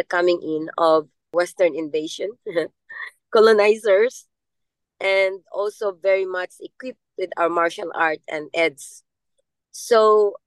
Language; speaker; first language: English; non-native, local second language; Maranao